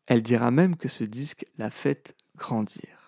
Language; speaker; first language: French; native; French